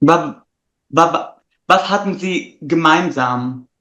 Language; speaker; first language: German; non-native, fluent; Italian